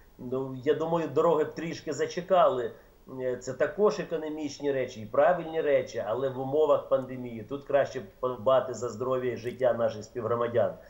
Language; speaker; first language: Ukrainian; native; Ukrainian